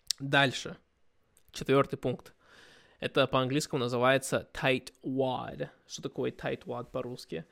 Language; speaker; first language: Russian; early bilingual, heritage; Russian